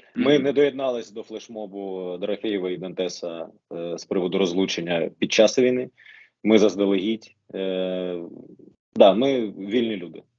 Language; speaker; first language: Ukrainian; non-native, local second language; Russian